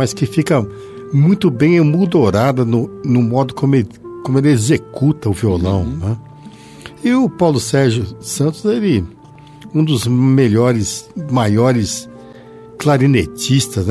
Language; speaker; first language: Portuguese; native; Portuguese